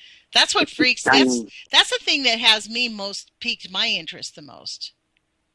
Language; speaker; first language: English; native; English